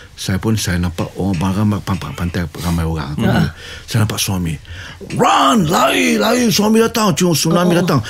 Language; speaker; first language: Malay; native; Malay